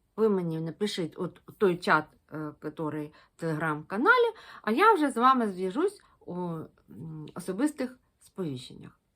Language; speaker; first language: Ukrainian; non-native, local second language; Russian